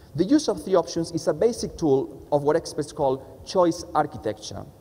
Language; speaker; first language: English; non-native, fluent; Spanish